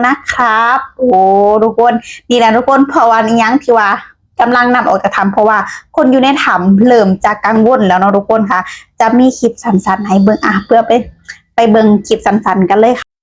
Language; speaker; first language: Thai; non-native, local second language; Lao